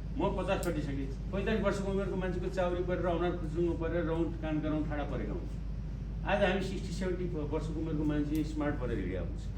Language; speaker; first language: Nepali; native; Nepali